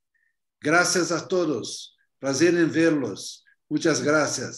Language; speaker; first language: Spanish; non-native, fluent; Portuguese